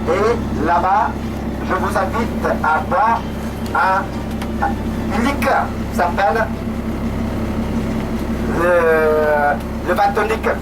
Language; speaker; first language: French; non-native, learner; Vietnamese